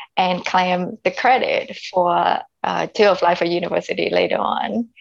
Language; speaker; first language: English; non-native, fluent; Vietnamese